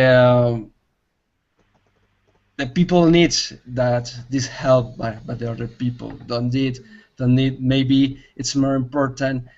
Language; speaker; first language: English; non-native, learner; Spanish